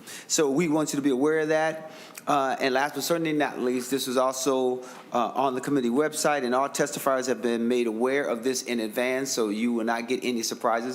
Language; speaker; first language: English; native; English